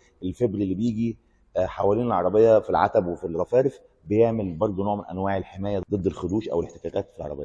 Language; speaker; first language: Arabic; native; Arabic